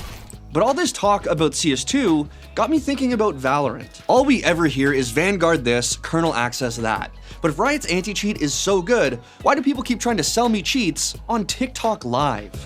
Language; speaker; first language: English; native; English